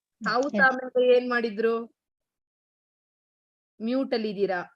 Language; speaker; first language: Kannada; non-native, learner; Tamil